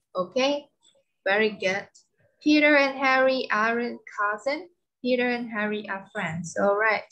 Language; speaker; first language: English; non-native, fluent; Vietnamese